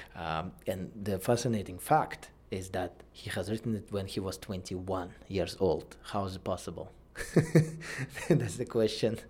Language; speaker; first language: English; non-native, fluent; Russian